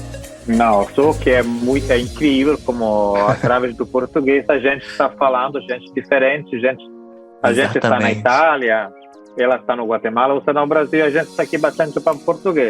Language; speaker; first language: Portuguese; non-native, fluent; Italian